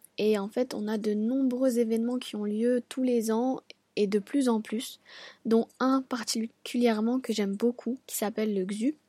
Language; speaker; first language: French; native; French